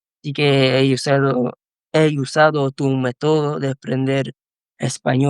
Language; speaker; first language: Spanish; non-native, learner; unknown